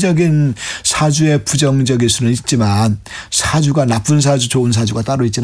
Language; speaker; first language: Korean; native; Korean